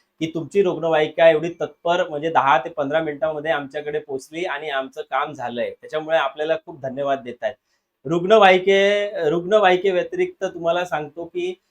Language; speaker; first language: Marathi; non-native, local second language; Hindi